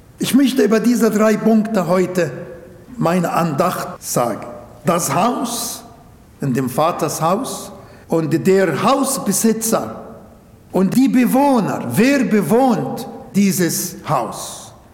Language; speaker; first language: German; non-native, fluent; Arabic